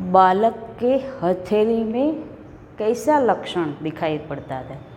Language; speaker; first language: Hindi; non-native, local second language; Gujarati